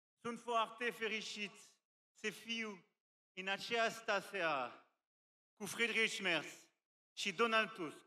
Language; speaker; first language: Romanian; non-native, learner; French